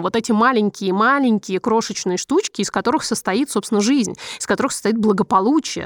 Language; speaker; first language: Russian; native; Russian